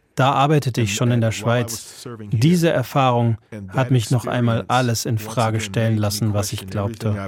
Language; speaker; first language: German; non-native, fluent; English